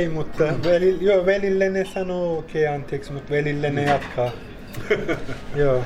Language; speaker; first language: Finnish; non-native, fluent; Turkish